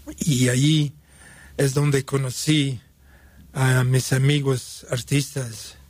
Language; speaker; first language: Spanish; early bilingual, other home language; French